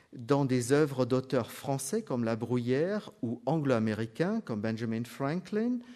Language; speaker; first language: French; non-native, fluent; German